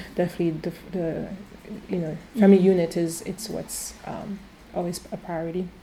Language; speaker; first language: English; non-native, fluent; French